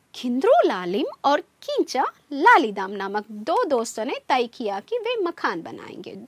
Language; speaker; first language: Hindi; non-native, local second language; Kannada